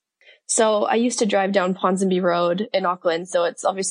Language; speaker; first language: English; native; English